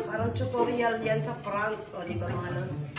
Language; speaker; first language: Filipino; native; Filipino